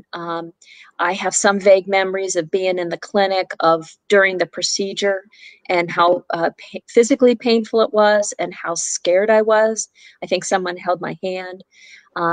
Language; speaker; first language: English; native; English